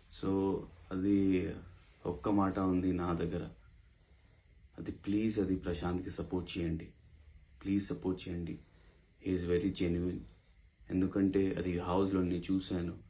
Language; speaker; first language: Telugu; non-native, local second language; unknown